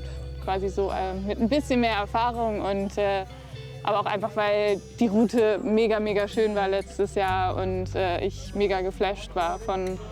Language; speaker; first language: German; native; German